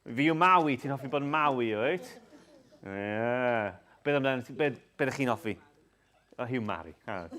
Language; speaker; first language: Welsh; non-native, local second language; English